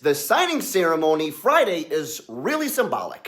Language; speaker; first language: English; native; English